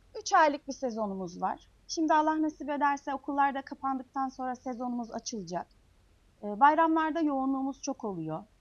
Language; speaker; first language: Turkish; native; Turkish